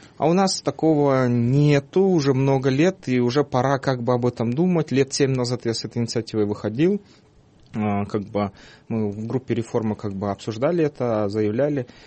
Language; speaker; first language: Russian; non-native, local second language; Kyrgyz